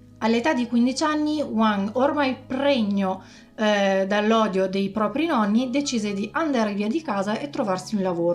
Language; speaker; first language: Italian; native; Italian